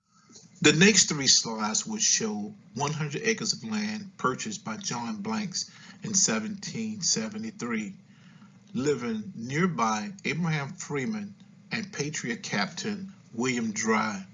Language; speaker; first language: English; native; English